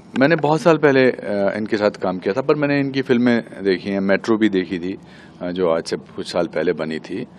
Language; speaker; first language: Hindi; native; Hindi